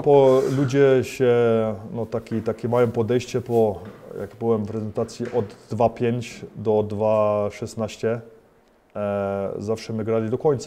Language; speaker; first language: Polish; early bilingual, heritage; Polish